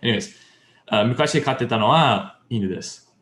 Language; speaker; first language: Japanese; non-native, learner; English